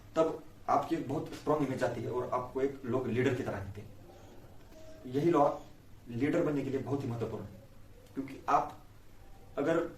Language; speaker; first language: Hindi; non-native, local second language; Marathi